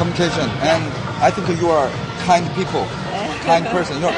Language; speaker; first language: English; non-native, learner; Korean